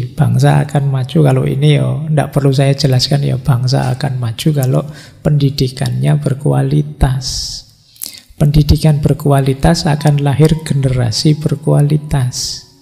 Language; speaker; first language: Indonesian; non-native, local second language; Javanese